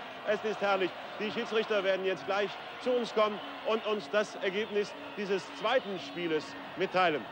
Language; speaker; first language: German; native; German